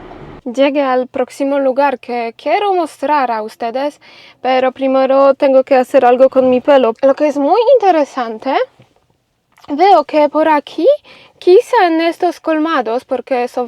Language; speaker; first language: Spanish; non-native, learner; Polish